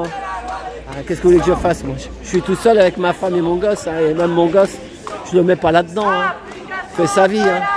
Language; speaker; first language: French; native; French